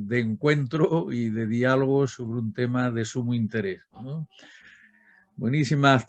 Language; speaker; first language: Spanish; native; Spanish